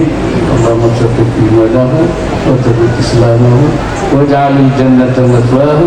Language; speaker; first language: Arabic; non-native, fluent; Indonesian